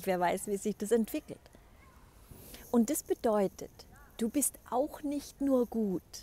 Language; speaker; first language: German; native; German